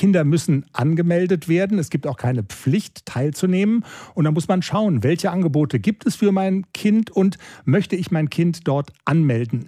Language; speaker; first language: German; native; German